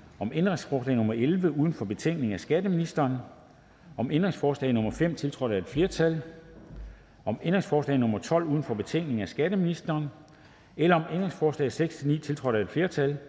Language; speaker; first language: Danish; native; Danish